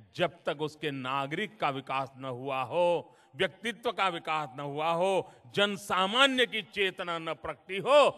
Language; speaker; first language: Hindi; non-native, local second language; Gujarati